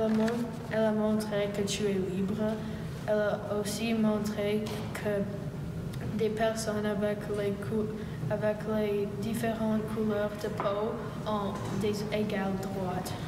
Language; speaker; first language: French; non-native, learner; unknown